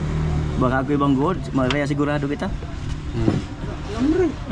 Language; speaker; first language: Filipino; native; Filipino